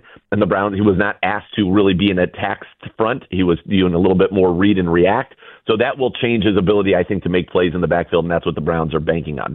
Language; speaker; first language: English; native; English